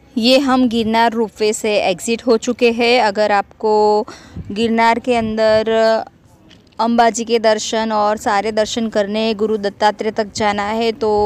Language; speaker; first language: Hindi; non-native, local second language; Gujarati